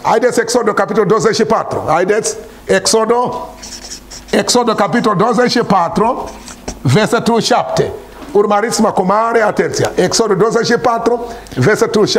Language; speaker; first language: Romanian; non-native, learner; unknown